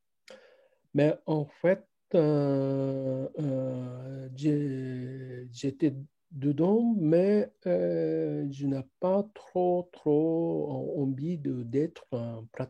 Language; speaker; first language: French; non-native, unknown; Japanese